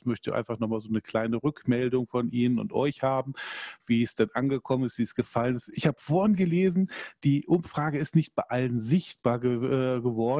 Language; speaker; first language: German; native; German